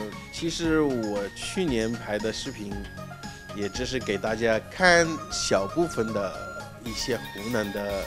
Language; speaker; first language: Chinese; non-native, fluent; Arabic